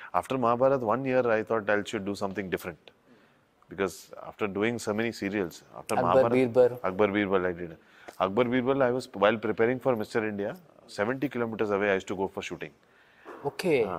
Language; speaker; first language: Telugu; non-native, learner; Hindi